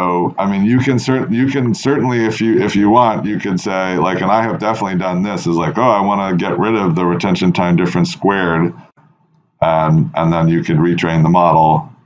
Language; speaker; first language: English; native; English